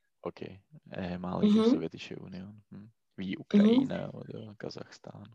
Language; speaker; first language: German; non-native, learner; Czech